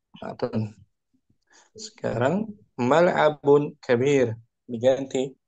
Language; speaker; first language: Indonesian; native; Indonesian